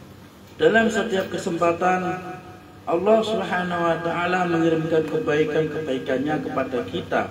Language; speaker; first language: Indonesian; native; Indonesian